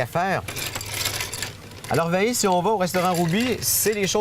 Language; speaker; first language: French; native; French